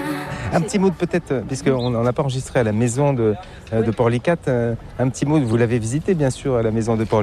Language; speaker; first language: French; native; French